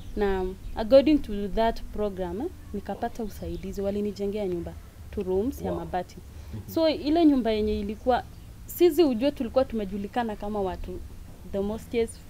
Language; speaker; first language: Swahili; non-native, local second language; Kalenjin